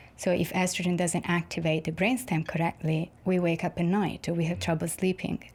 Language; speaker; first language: English; non-native, fluent; Italian